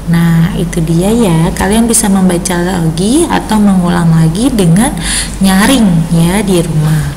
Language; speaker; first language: Indonesian; native; Indonesian